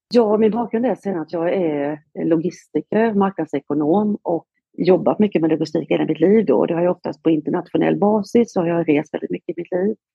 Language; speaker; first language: Swedish; native; Swedish